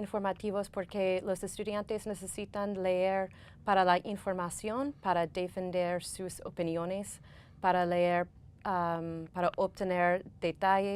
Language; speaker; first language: Spanish; non-native, fluent; English